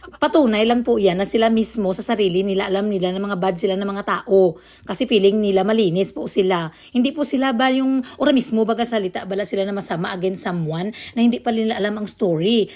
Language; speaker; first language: Filipino; non-native, local second language; Hiligaynon